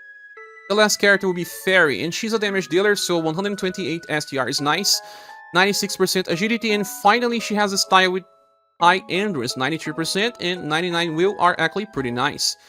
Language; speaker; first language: English; non-native, fluent; Portuguese